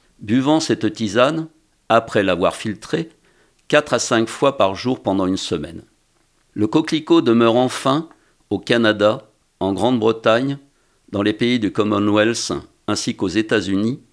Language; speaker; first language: French; native; French